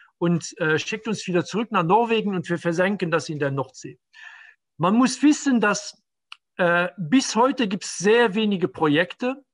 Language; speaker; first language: German; non-native, local second language; Luxembourgish